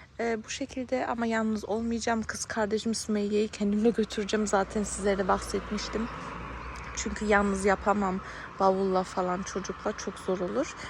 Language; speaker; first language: Turkish; early bilingual, heritage; Turkish